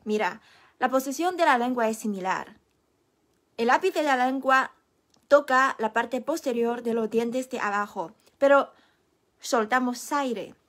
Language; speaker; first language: Spanish; non-native, fluent; Chinese